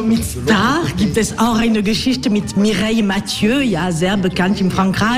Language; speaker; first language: German; non-native, learner; French